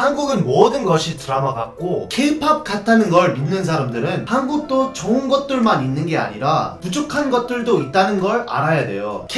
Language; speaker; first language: Korean; non-native, fluent; English